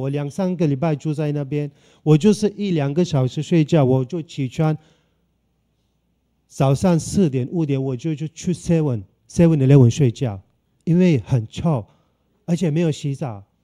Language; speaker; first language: Chinese; non-native, fluent; Turkish